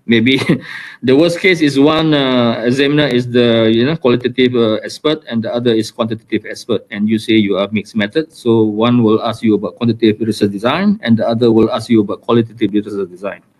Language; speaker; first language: English; non-native, local second language; Malay